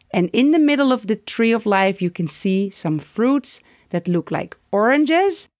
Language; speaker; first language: English; non-native, fluent; Dutch